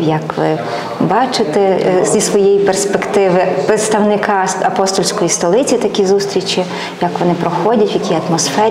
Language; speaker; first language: Ukrainian; native; Ukrainian